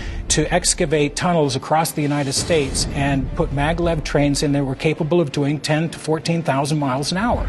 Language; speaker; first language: English; native; English